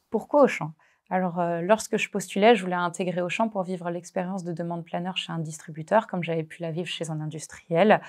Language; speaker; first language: French; native; French